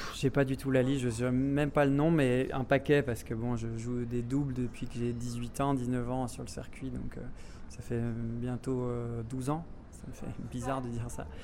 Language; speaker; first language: French; native; French